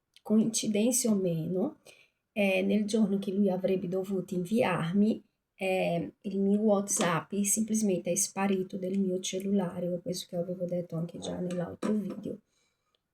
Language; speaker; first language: Italian; non-native, fluent; Portuguese